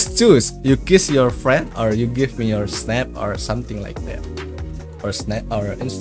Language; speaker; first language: English; non-native, learner; Indonesian